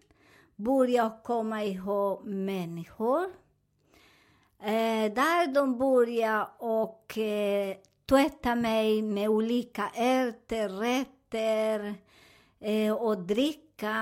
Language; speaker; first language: Swedish; non-native, learner; Spanish